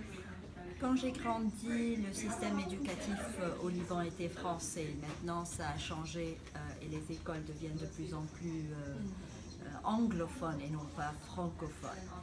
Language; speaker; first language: French; non-native, local second language; Arabic